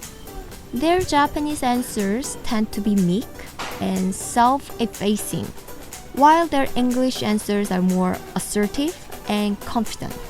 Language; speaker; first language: English; non-native, fluent; Korean